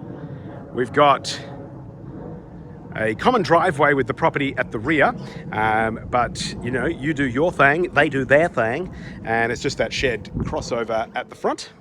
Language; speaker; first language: English; native; English